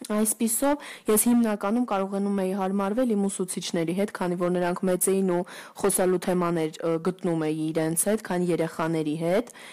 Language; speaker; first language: Armenian; early bilingual, heritage; Armenian